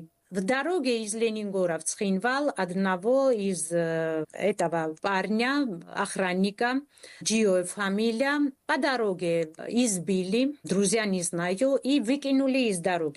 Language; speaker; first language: Russian; non-native, fluent; Georgian